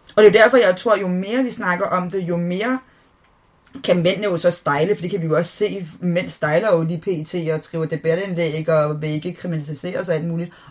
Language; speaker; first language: Danish; native; Danish